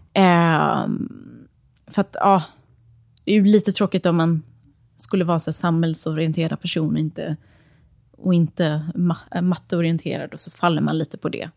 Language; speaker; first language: Swedish; early bilingual, other home language; Serbian